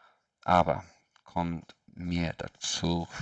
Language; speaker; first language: German; non-native, learner; English